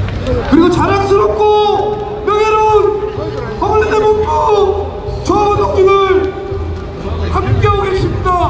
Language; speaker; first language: Korean; native; Korean